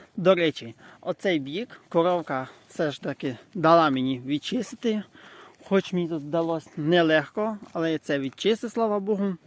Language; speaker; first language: Ukrainian; native; Ukrainian